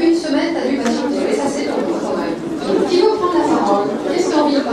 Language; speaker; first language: French; native; French